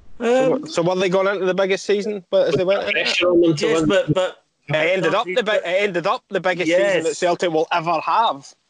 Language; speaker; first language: English; native; English